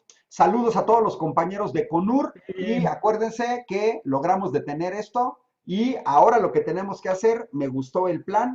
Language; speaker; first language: Spanish; native; Spanish